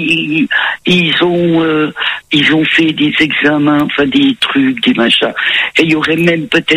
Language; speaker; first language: French; native; French